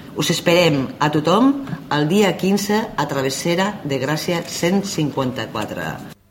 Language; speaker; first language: Catalan; native; Catalan